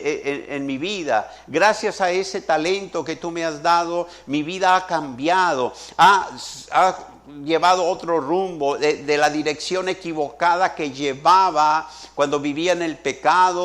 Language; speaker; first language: Spanish; native; Spanish